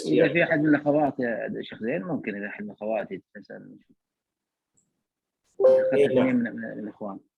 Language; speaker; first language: Arabic; native; Arabic